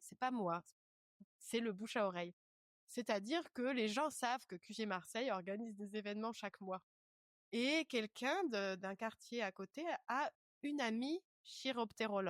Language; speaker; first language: French; native; French